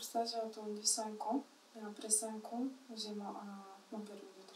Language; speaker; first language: French; non-native, fluent; Turkish